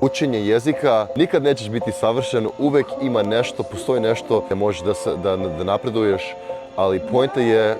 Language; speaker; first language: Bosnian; early bilingual, heritage; Serbian